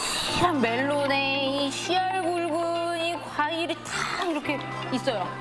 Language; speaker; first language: Korean; native; Korean